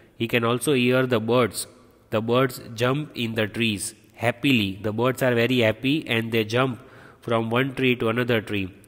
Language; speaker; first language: English; non-native, local second language; Gujarati